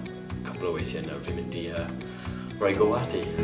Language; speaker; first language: Welsh; non-native, local second language; English